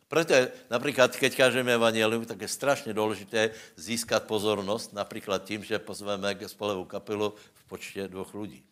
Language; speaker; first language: Czech; non-native, local second language; Slovak